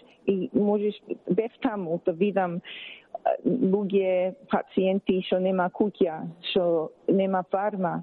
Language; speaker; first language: Macedonian; early bilingual, heritage; Macedonian